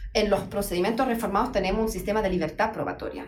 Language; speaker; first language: Spanish; non-native, fluent; German